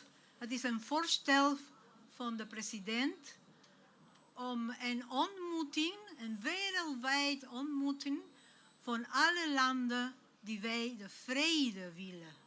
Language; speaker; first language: Dutch; non-native, fluent; Spanish